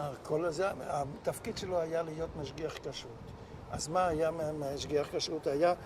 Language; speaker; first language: Hebrew; non-native, local second language; Yiddish